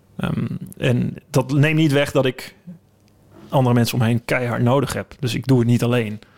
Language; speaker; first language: Dutch; native; Dutch